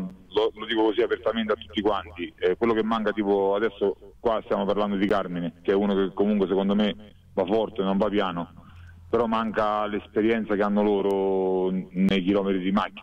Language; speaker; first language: Italian; native; Italian